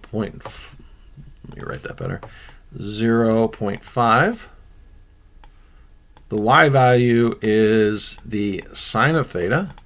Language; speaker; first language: English; native; English